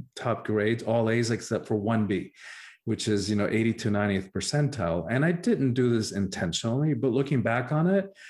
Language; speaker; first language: English; early bilingual, other home language; Spanish